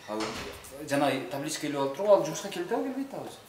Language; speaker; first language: Kyrgyz; native; Kyrgyz